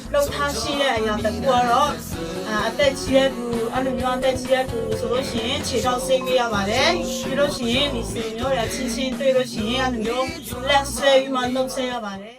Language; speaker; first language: Burmese; non-native, local second language; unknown